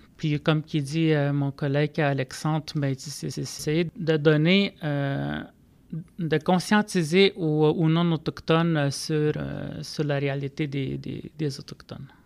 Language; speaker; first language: French; non-native, local second language; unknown